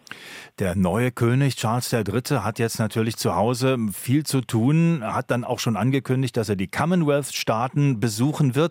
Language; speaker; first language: German; native; German